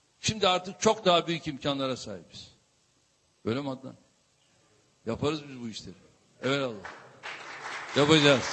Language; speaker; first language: Turkish; native; Turkish